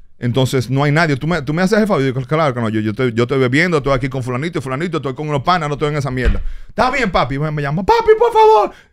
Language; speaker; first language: Spanish; early bilingual, heritage; Spanish